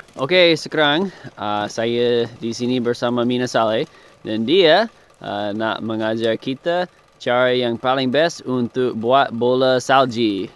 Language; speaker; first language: Malay; non-native, fluent; English